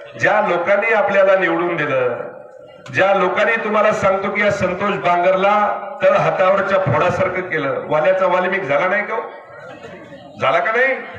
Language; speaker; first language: Marathi; native; Marathi